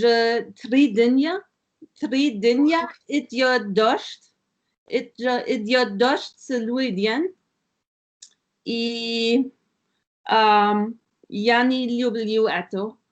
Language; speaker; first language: Russian; non-native, learner; German